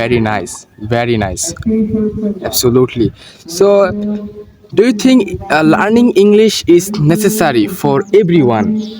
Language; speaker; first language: English; non-native, learner; Bangla